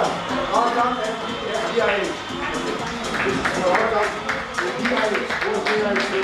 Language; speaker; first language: English; non-native, fluent; Turkish